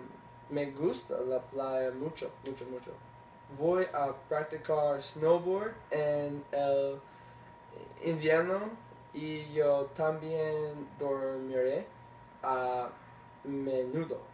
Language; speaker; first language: Spanish; non-native, learner; English